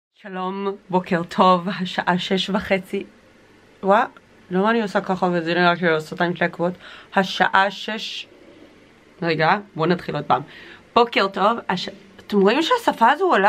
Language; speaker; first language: Hebrew; native; Hebrew